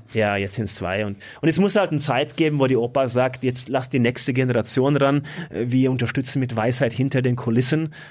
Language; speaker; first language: German; non-native, fluent; Norwegian